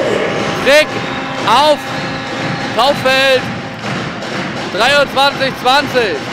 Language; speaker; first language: German; native; German